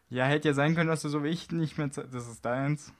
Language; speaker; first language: German; native; German